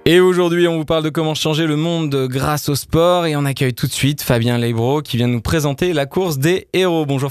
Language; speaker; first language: French; native; French